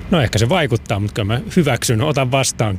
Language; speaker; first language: Finnish; native; Finnish